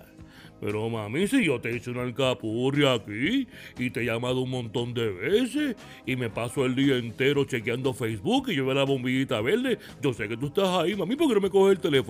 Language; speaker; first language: Spanish; native; Spanish